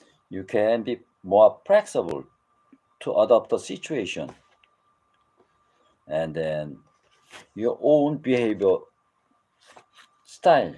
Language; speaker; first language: English; non-native, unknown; Korean